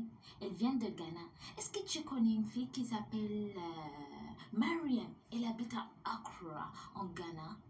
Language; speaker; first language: French; non-native, fluent; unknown